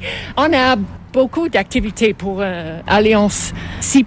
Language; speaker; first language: French; non-native, local second language; English